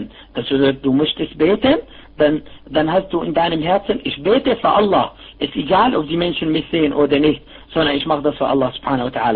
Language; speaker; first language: German; non-native, fluent; Arabic